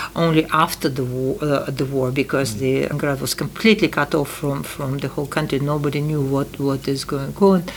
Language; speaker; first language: English; non-native, fluent; Uzbek